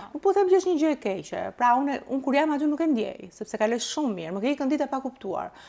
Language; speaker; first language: Albanian; early bilingual, heritage; Albanian